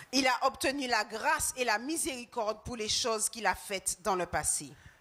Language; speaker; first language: French; native; French